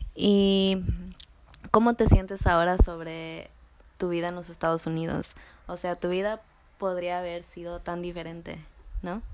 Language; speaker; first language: Spanish; early bilingual, other home language; English